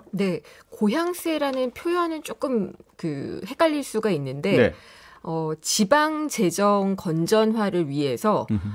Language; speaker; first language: Korean; native; Korean